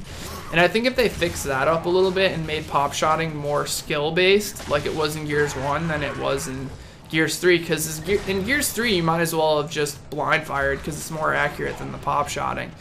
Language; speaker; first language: English; native; English